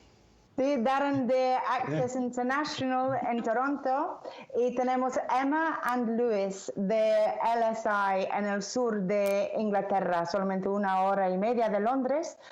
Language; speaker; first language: Spanish; non-native, fluent; English